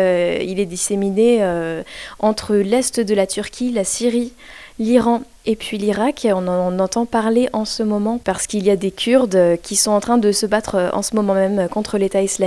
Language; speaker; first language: French; native; French